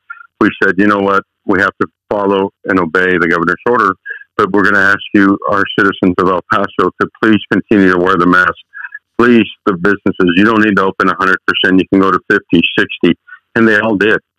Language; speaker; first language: English; early bilingual, other home language; Spanish